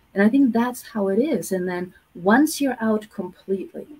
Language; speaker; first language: English; non-native, fluent; German